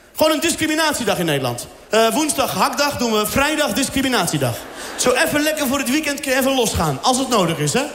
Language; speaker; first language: Dutch; early bilingual, other home language; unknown